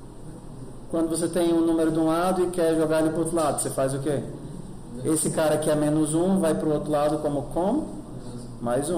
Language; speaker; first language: Portuguese; native; Portuguese